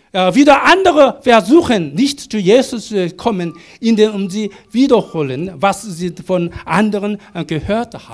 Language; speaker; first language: German; non-native, learner; Korean